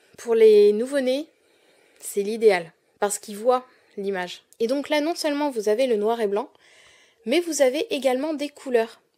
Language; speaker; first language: French; native; French